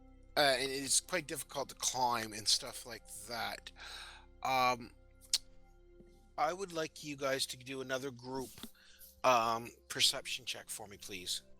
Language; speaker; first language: English; native; English